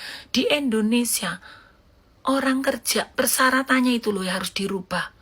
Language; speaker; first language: Indonesian; native; Indonesian